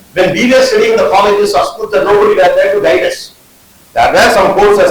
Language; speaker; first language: English; non-native, local second language; Tamil